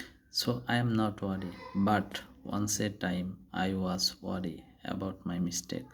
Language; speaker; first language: English; non-native, learner; Bangla